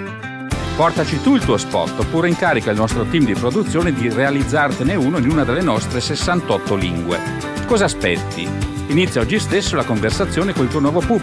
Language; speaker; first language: Italian; native; Italian